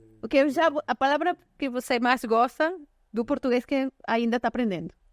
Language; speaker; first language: Portuguese; non-native, fluent; Spanish